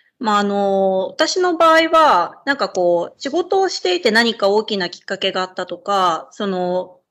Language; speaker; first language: Japanese; native; Japanese